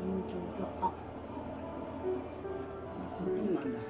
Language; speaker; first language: Japanese; native; Japanese